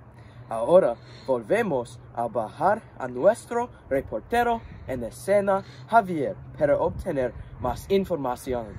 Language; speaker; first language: Spanish; non-native, learner; English